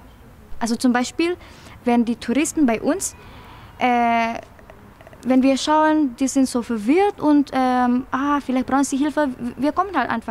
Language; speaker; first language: German; non-native, fluent; Indonesian